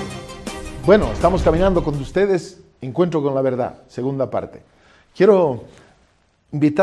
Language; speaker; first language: Spanish; native; Spanish